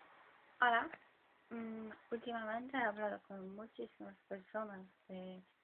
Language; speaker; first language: Spanish; non-native, fluent; Polish